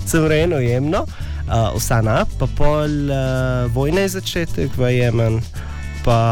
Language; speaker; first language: Slovenian; non-native, learner; English